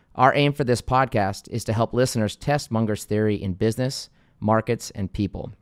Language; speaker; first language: English; native; English